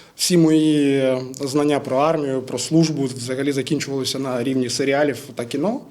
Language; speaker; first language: Ukrainian; non-native, local second language; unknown